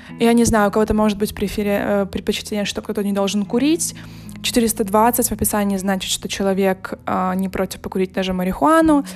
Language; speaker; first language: Russian; native; Russian